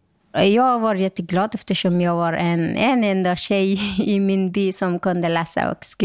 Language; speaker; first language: Swedish; non-native, local second language; Persian